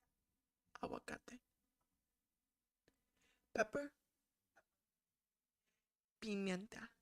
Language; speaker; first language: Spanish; non-native, learner; English